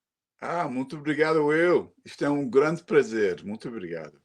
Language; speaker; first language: Portuguese; early bilingual, heritage; Portuguese